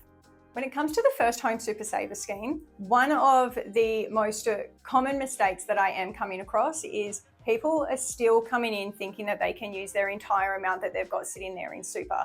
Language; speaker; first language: English; native; English